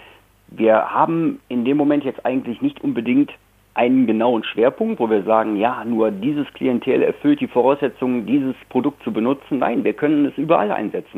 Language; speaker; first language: German; native; German